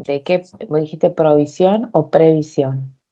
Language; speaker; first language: Spanish; native; Spanish